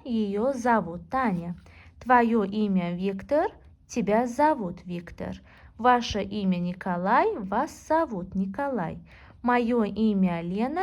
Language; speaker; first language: Russian; non-native, local second language; Azerbaijani